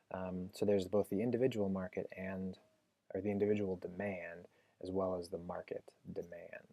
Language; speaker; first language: English; native; English